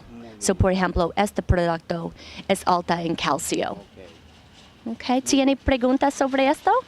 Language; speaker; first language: Spanish; non-native, learner; English